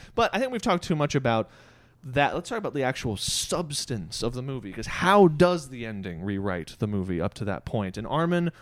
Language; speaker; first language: English; native; English